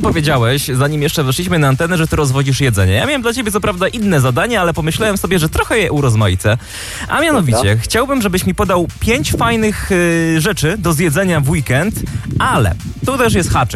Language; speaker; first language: Polish; native; Polish